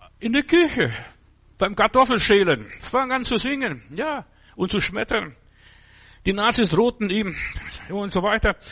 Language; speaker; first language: German; non-native, fluent; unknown